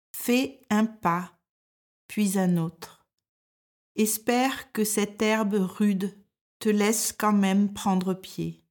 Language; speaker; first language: French; native; French